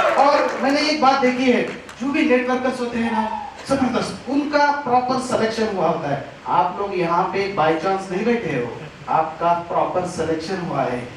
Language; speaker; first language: Hindi; non-native, local second language; Marathi